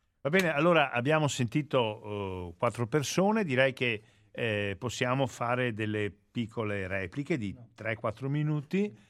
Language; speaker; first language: Italian; native; Italian